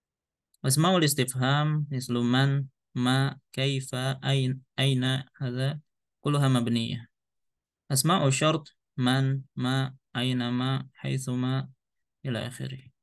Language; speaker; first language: Arabic; non-native, fluent; Indonesian